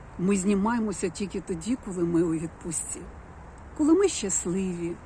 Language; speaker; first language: Ukrainian; non-native, local second language; Russian